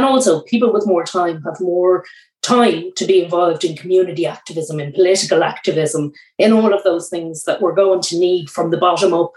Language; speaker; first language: English; native; English